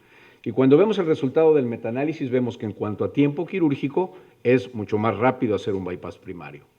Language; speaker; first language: Spanish; native; Spanish